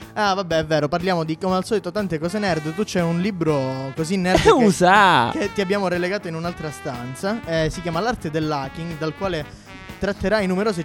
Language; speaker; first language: Italian; native; Italian